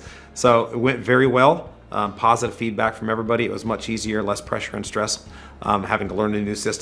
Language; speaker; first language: English; native; English